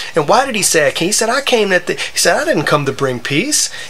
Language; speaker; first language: English; native; English